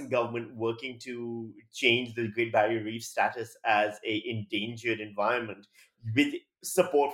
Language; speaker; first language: English; non-native, local second language; Urdu